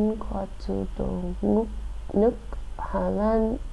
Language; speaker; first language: Vietnamese; non-native, learner; English